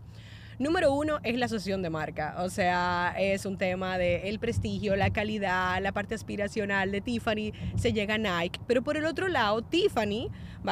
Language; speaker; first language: Spanish; native; Spanish